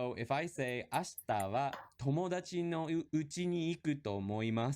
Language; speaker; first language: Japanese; non-native, fluent; English